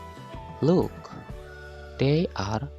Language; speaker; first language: English; non-native, learner; Indonesian